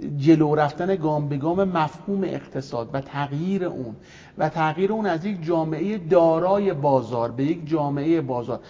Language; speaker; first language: Persian; native; Persian